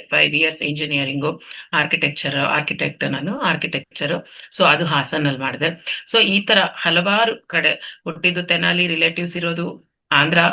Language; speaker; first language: Kannada; non-native, local second language; Telugu